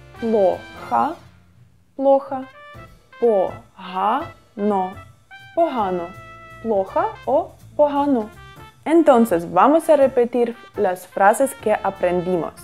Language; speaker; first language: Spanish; non-native, fluent; Russian